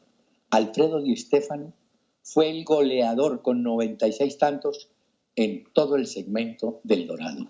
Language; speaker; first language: Spanish; native; Spanish